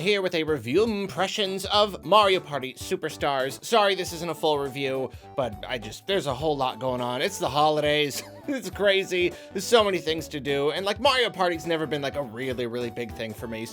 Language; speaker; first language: English; native; English